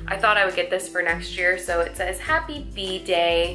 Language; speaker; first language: English; native; English